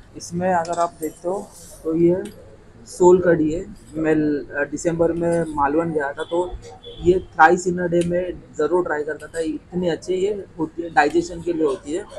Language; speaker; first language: Hindi; non-native, local second language; Marathi